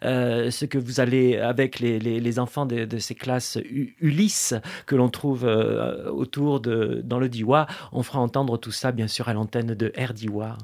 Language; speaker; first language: French; native; French